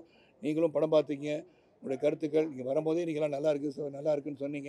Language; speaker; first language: Tamil; native; Tamil